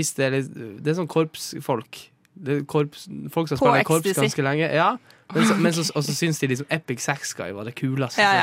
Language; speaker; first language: Norwegian; native; Norwegian